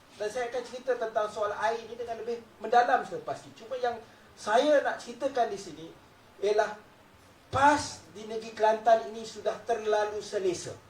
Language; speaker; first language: Malay; native; Malay